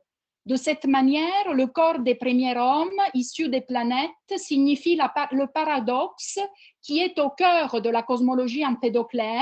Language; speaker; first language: French; non-native, fluent; Italian